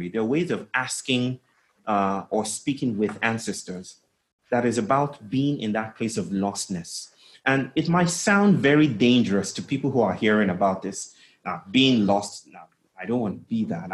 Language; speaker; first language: English; non-native, local second language; Yoruba